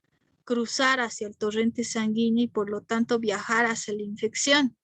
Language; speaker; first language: Spanish; native; Spanish